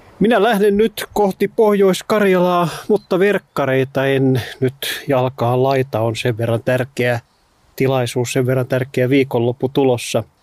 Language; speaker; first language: Finnish; native; Finnish